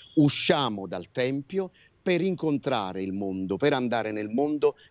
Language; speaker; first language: Italian; native; Italian